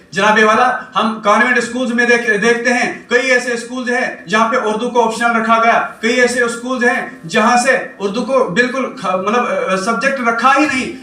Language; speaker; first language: Urdu; non-native, local second language; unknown